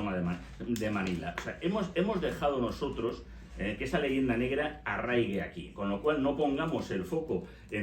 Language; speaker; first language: Spanish; native; Spanish